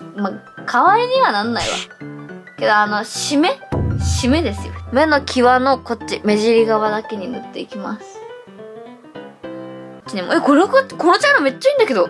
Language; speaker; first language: Japanese; native; Japanese